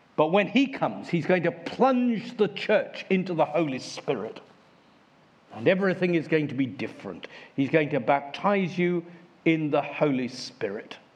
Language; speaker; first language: English; native; English